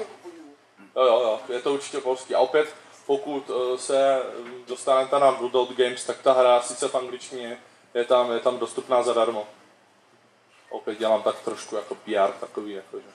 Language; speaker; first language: Czech; native; Czech